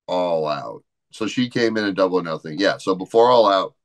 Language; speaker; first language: English; native; English